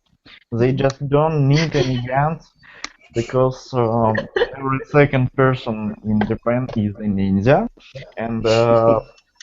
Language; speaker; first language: English; non-native, fluent; Russian